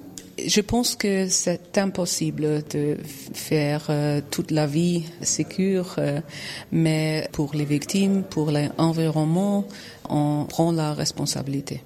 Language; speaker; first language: French; non-native, learner; German